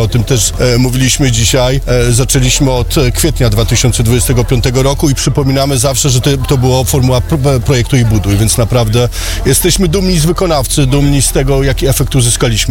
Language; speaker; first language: Polish; native; Polish